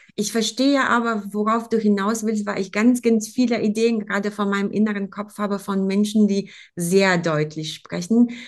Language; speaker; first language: German; non-native, fluent; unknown